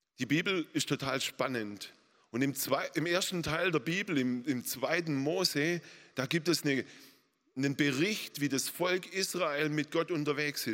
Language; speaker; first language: German; native; German